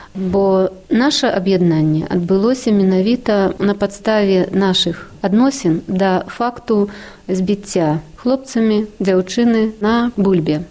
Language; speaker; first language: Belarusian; non-native, local second language; Russian